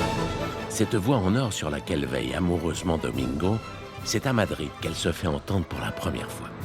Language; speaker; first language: French; native; French